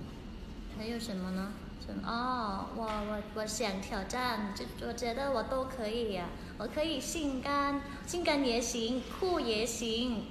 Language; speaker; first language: Chinese; non-native, learner; Thai